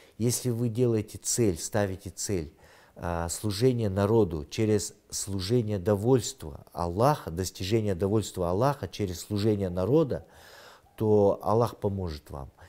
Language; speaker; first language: Russian; non-native, local second language; Kyrgyz